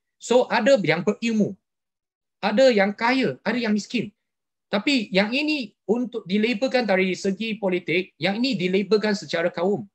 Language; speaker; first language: Malay; non-native, local second language; Chinese